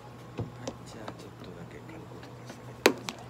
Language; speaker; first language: Japanese; native; Japanese